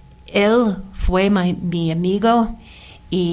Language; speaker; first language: Spanish; non-native, learner; English